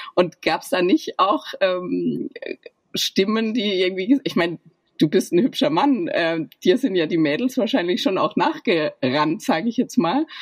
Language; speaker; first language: German; native; German